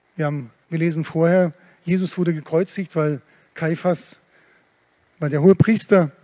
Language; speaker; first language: German; early bilingual, other home language; Russian